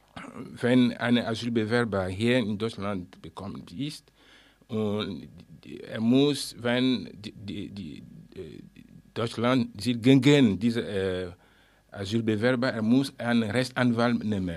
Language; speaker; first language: German; non-native, learner; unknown